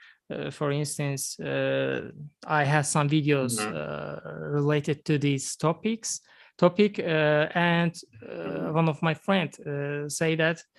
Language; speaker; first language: English; non-native, learner; Azerbaijani